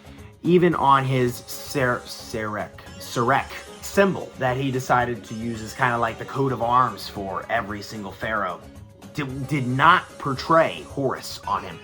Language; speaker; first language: English; native; English